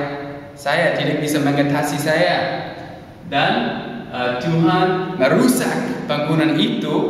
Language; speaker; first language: Indonesian; non-native, learner; English